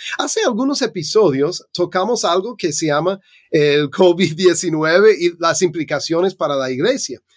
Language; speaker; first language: Spanish; non-native, fluent; English